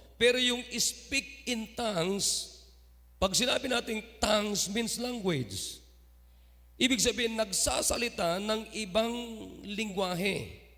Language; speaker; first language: Filipino; non-native, local second language; Iloko